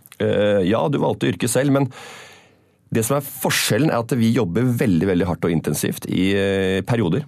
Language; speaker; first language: Norwegian; native; Norwegian